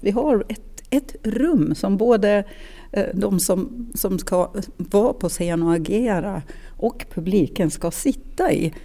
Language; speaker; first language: Swedish; native; Swedish